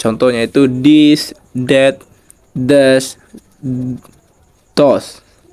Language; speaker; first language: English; non-native, learner; Indonesian